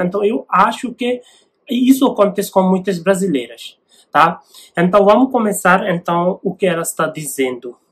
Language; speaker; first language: Portuguese; non-native, learner; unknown